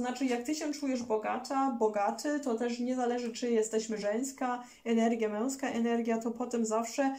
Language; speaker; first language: Polish; early bilingual, heritage; German